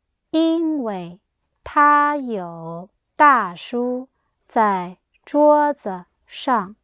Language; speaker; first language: Chinese; non-native, learner; English